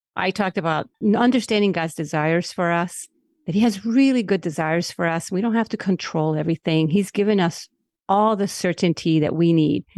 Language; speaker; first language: English; non-native, fluent; Spanish